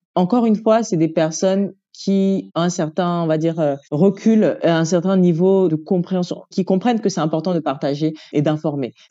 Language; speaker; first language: French; native; French